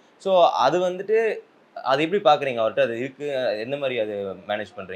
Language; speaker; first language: Tamil; native; Tamil